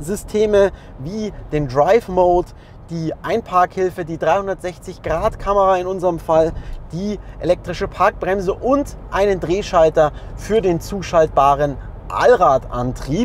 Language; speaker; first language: German; native; German